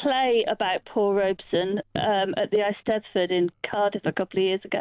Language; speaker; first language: English; native; English